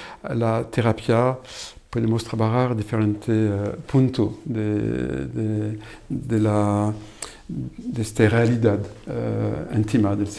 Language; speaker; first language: Spanish; non-native, fluent; French